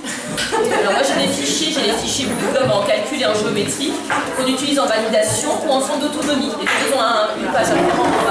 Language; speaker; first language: French; native; French